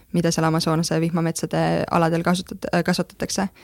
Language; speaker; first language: Estonian; native; Estonian